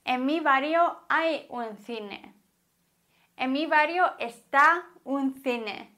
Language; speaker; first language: Spanish; non-native, fluent; German